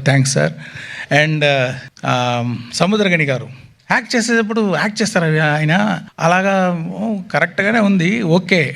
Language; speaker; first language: Telugu; non-native, local second language; Tamil